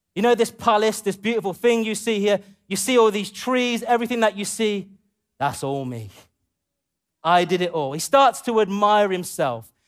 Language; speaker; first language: English; native; English